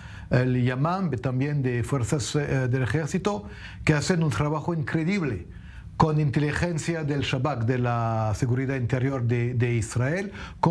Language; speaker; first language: Spanish; non-native, fluent; French